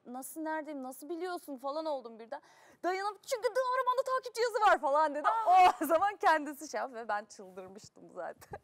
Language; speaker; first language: Turkish; native; Turkish